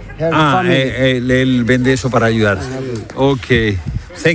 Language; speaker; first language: Spanish; native; Spanish